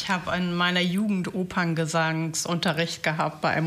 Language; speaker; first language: German; native; German